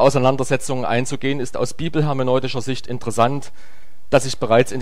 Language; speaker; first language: German; native; German